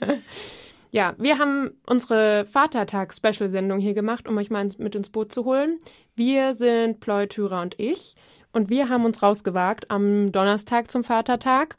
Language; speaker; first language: German; native; German